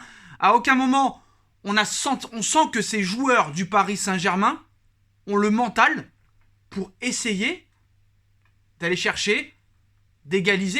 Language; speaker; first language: French; native; French